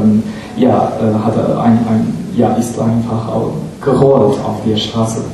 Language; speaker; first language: German; non-native, fluent; Chinese